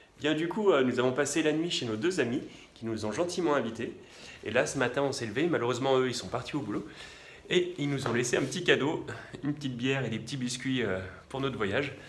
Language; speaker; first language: French; native; French